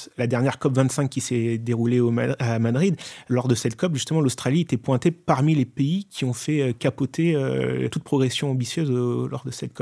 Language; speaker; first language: French; native; French